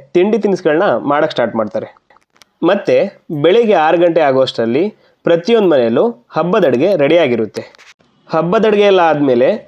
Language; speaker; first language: Kannada; non-native, local second language; Lambadi